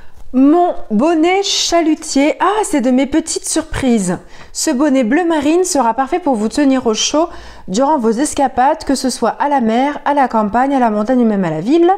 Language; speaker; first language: French; native; French